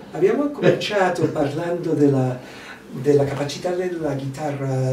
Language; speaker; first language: Italian; non-native, fluent; English